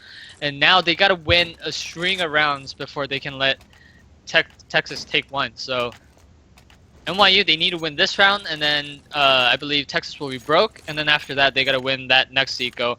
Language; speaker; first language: English; native; English